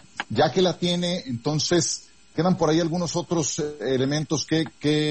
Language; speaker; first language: Spanish; native; Spanish